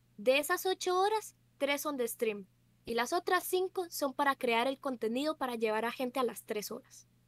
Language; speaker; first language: Spanish; native; Spanish